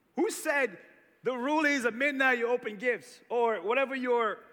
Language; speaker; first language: English; early bilingual, other home language; Portuguese